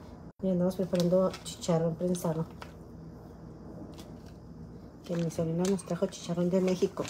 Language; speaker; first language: Spanish; native; Spanish